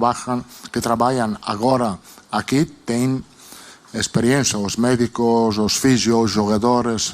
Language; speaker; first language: Portuguese; non-native, fluent; Italian